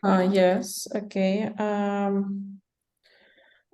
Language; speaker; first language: English; non-native, learner; Russian